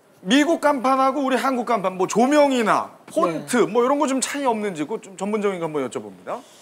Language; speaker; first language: Korean; native; Korean